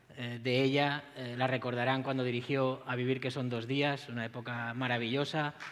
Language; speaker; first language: Spanish; native; Spanish